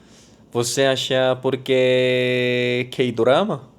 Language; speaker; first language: Portuguese; non-native, learner; Korean